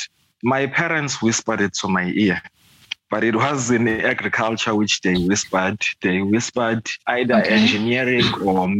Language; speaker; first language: English; non-native, local second language; Zulu